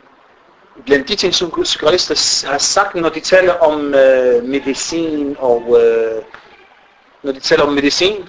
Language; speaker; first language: Danish; non-native, fluent; Arabic